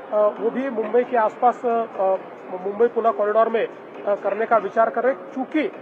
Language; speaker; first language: Hindi; non-native, local second language; Marathi